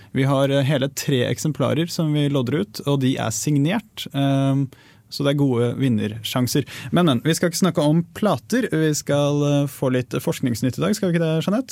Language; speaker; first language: Norwegian; native; Norwegian